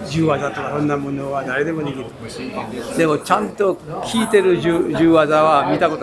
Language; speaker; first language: Japanese; non-native, fluent; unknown